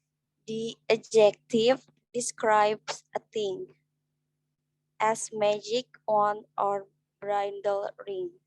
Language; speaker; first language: English; non-native, learner; Indonesian